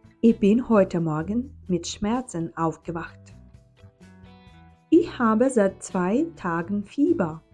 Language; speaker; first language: German; non-native, fluent; Ukrainian